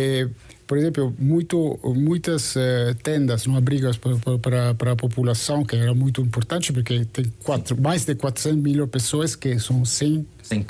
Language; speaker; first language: Portuguese; non-native, fluent; Italian